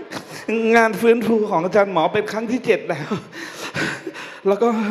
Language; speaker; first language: Thai; non-native, local second language; Hmong